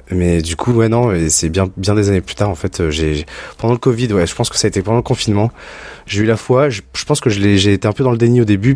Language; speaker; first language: French; native; French